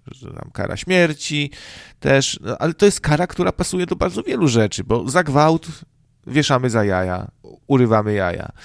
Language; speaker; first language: Polish; native; Polish